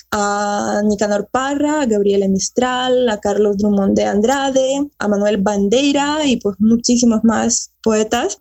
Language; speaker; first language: Spanish; early bilingual, heritage; Spanish